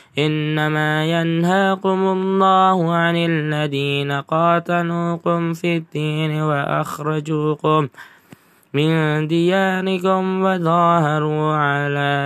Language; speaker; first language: Arabic; non-native, learner; Indonesian